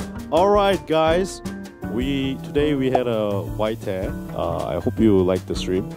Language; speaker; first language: English; non-native, fluent; Korean